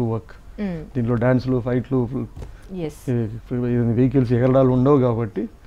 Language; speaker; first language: Telugu; native; Telugu